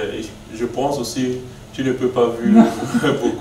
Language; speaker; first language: French; non-native, learner; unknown